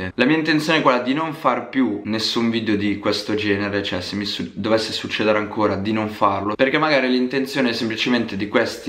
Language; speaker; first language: Italian; native; Italian